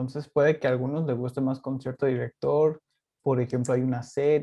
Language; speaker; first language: Spanish; native; Spanish